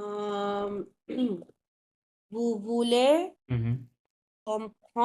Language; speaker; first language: French; non-native, learner; Bangla